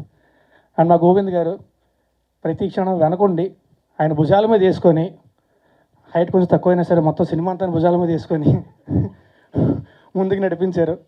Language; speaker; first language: Telugu; native; Telugu